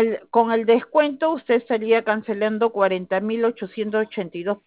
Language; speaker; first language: Spanish; native; Spanish